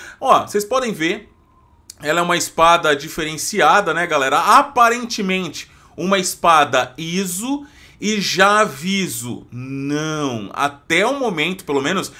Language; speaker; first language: Portuguese; native; Portuguese